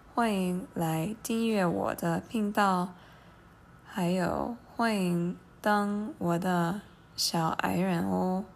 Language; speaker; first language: Chinese; non-native, fluent; English